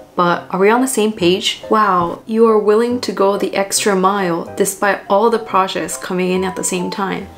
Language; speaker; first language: English; early bilingual, other home language; Japanese